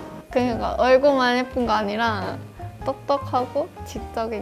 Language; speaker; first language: Korean; non-native, fluent; Chinese